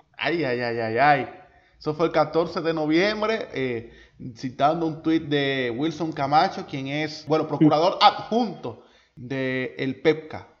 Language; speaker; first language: Spanish; native; Spanish